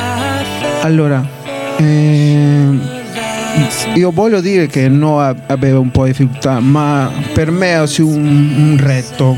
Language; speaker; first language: Italian; non-native, learner; Spanish